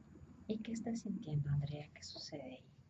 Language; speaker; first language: Spanish; native; Spanish